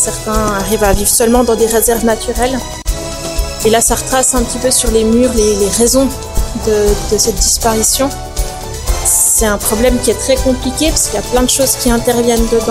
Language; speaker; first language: French; native; French